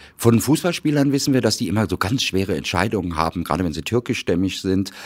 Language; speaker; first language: German; native; German